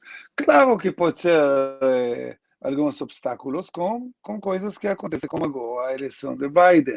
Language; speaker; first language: Portuguese; non-native, learner; Hebrew